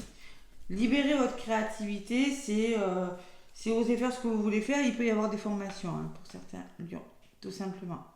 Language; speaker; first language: French; native; French